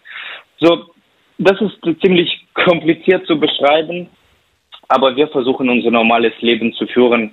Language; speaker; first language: German; non-native, fluent; Ukrainian